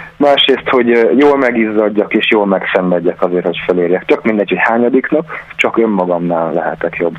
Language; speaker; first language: Hungarian; early bilingual, other home language; German